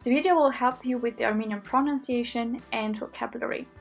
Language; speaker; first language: English; non-native, fluent; Armenian